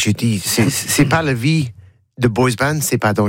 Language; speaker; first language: French; non-native, learner; English